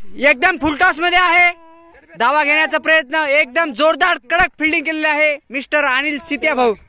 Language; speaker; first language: Marathi; non-native, local second language; Lambadi